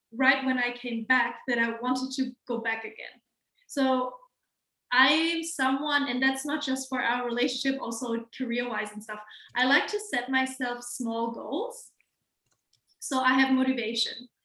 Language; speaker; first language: English; non-native, fluent; German